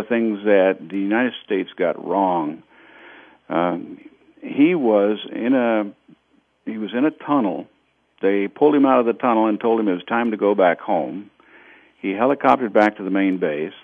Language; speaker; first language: English; native; English